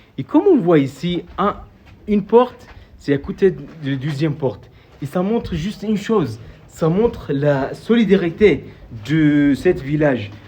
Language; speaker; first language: French; non-native, fluent; Arabic